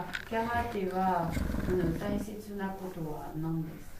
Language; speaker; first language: Japanese; non-native, fluent; French